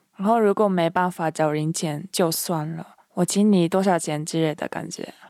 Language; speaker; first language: Chinese; non-native, fluent; Japanese